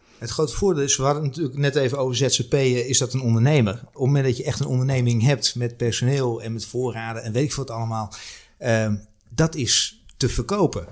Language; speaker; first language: Dutch; native; Dutch